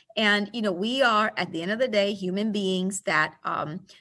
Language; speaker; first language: English; early bilingual, other home language; Spanish